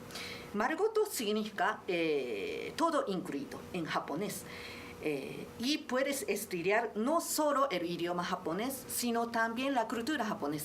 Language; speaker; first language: Spanish; non-native, learner; Japanese